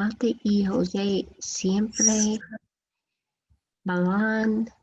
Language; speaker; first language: Spanish; non-native, learner; English